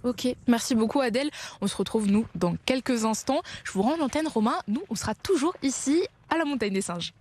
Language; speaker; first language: French; native; French